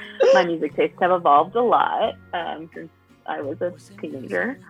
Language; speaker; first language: English; native; English